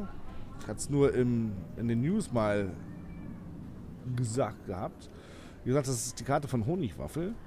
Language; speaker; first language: German; native; German